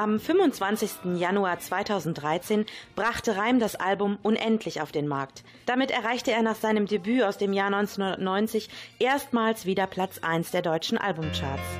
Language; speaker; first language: German; native; German